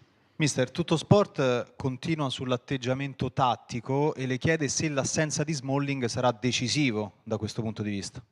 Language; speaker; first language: Italian; native; Italian